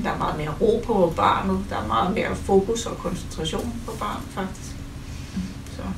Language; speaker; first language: Danish; native; Danish